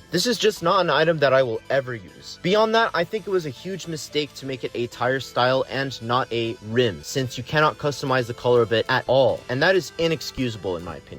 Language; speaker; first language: English; native; English